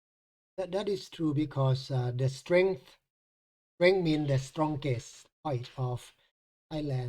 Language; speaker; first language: English; non-native, fluent; Thai